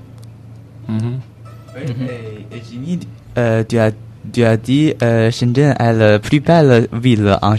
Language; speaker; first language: French; non-native, learner; Chinese